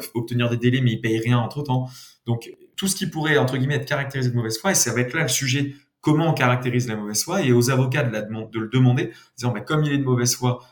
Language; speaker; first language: French; native; French